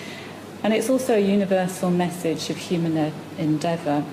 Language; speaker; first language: English; native; English